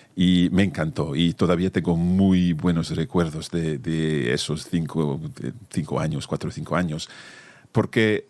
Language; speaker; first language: Spanish; non-native, fluent; English